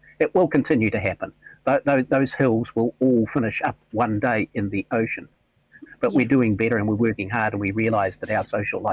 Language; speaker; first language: English; native; English